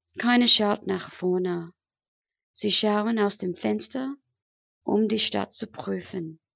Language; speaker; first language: German; non-native, fluent; English